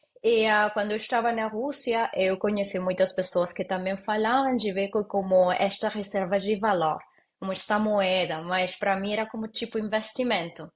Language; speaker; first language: Portuguese; non-native, learner; Spanish